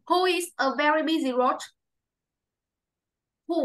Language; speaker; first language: English; non-native, fluent; Vietnamese